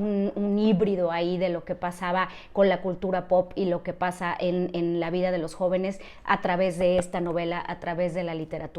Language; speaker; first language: Spanish; native; Spanish